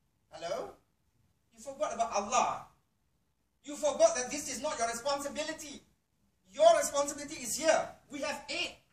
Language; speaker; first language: English; non-native, local second language; Malay